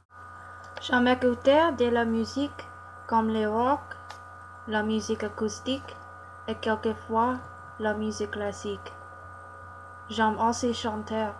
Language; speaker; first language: French; non-native, learner; English